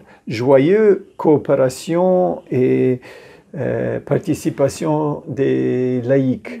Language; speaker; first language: French; non-native, fluent; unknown